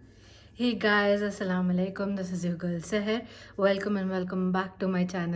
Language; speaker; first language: English; non-native, local second language; Hindi